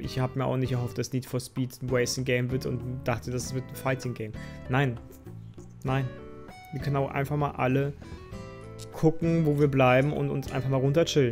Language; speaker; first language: German; native; German